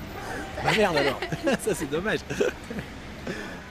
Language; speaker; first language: French; native; French